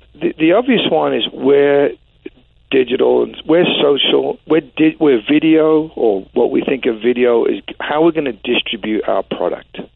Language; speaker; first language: English; native; English